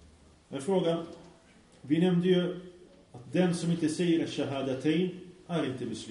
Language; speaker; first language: Swedish; early bilingual, other home language; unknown